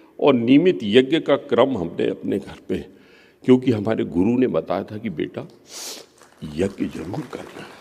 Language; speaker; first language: Hindi; non-native, local second language; Gondi